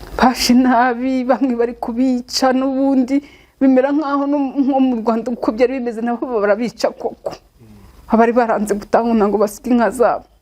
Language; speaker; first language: Kinyarwanda; native; Kinyarwanda